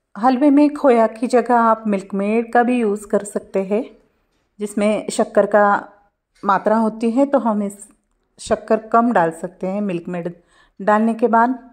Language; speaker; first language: Hindi; non-native, local second language; Marathi